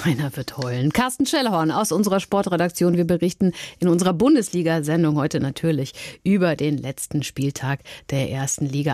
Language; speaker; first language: German; native; German